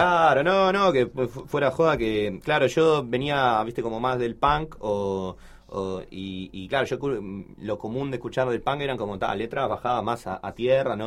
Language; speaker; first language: Spanish; native; Spanish